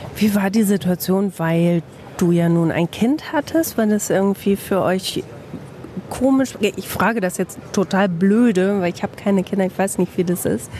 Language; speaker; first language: German; native; German